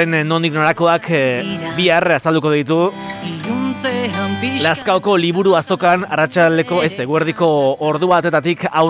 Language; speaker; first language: Basque; native; Basque